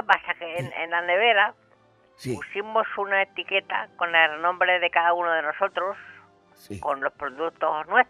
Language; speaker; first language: Spanish; native; Spanish